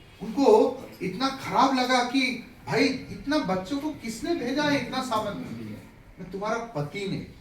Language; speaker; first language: Hindi; non-native, local second language; Bangla